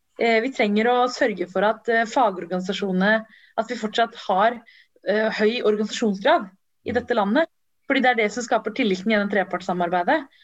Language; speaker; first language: Norwegian; early bilingual, other home language; Tamil